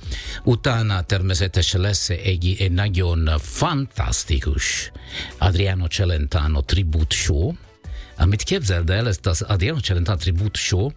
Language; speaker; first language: Hungarian; non-native, fluent; Italian